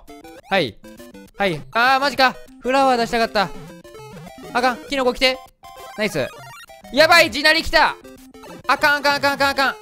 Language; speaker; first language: Japanese; native; Japanese